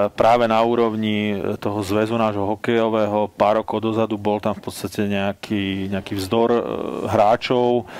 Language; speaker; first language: Slovak; native; Slovak